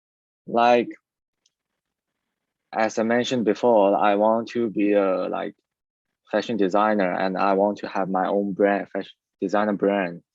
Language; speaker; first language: English; non-native, learner; Chinese